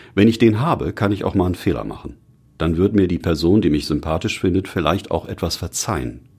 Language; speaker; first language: German; native; German